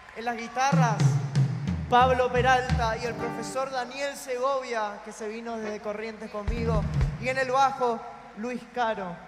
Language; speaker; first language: Spanish; native; Spanish